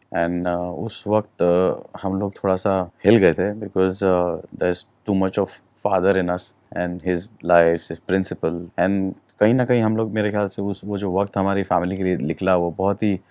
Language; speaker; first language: Hindi; native; Hindi